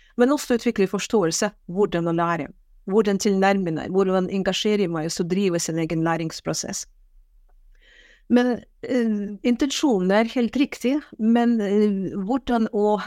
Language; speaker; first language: Norwegian; non-native, fluent; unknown